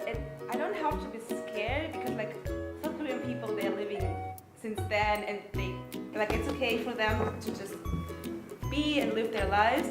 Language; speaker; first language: English; non-native, fluent; German